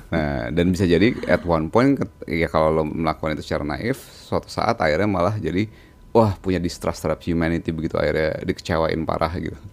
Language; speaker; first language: Indonesian; native; Indonesian